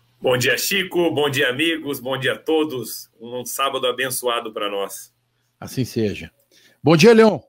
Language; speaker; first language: Portuguese; native; Portuguese